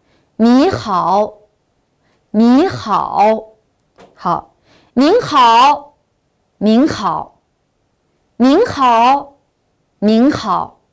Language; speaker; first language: Chinese; non-native, local second language; Uyghur